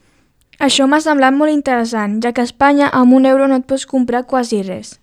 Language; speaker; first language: Catalan; native; Catalan